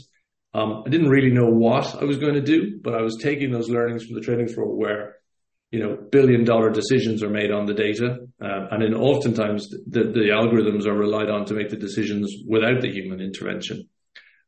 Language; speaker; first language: English; native; English